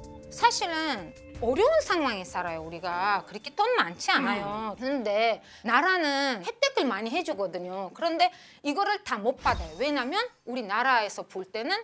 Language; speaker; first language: Korean; non-native, fluent; Uzbek